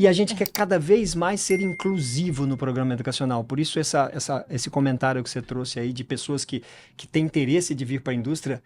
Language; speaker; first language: Portuguese; native; Portuguese